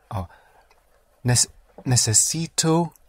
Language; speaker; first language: Spanish; non-native, learner; English